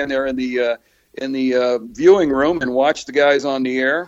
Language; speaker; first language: English; native; English